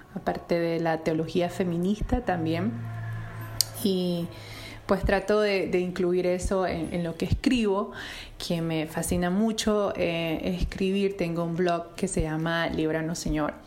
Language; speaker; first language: Spanish; native; Spanish